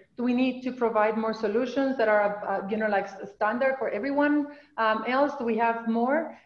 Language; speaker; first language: English; non-native, fluent; Spanish